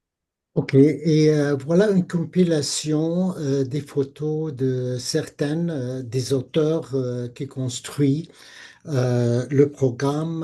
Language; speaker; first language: French; non-native, fluent; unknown